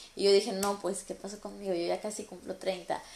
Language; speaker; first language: Spanish; native; Spanish